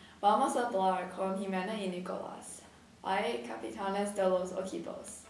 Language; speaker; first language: Spanish; non-native, learner; English